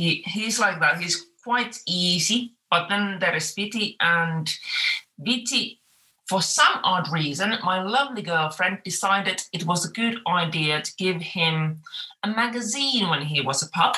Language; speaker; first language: English; non-native, fluent; Finnish